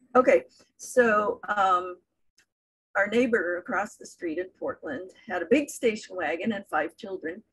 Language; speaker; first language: English; native; English